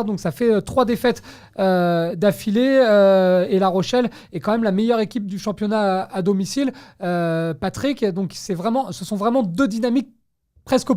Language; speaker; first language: French; native; French